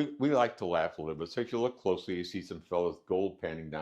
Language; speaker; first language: English; native; English